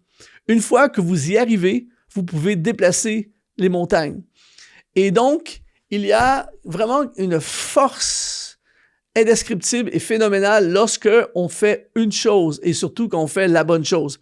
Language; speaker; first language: French; native; French